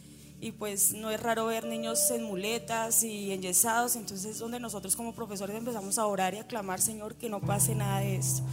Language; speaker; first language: Spanish; native; Spanish